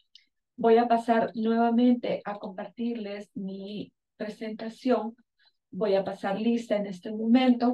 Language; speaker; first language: Spanish; native; Spanish